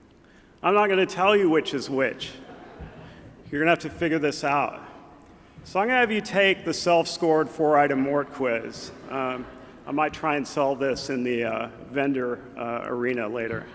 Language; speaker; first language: English; native; English